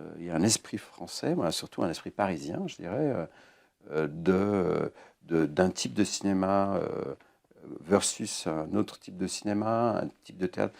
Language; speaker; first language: French; native; French